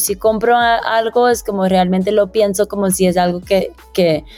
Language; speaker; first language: Spanish; early bilingual, heritage; Spanish